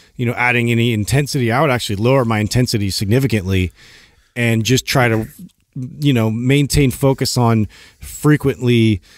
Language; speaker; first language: English; native; English